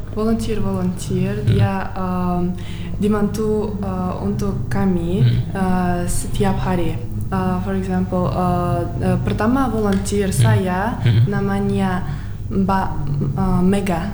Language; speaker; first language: Indonesian; non-native, learner; Turkmen